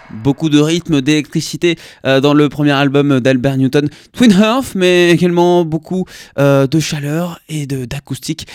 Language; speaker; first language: French; native; French